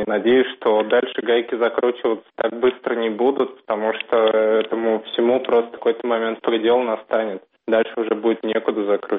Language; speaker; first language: Russian; native; Russian